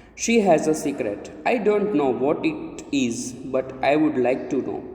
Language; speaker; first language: English; non-native, local second language; Gujarati